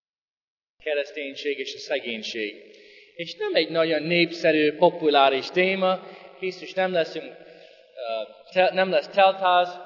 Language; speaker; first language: Hungarian; non-native, fluent; English